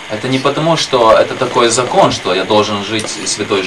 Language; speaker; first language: Russian; non-native, local second language; Latvian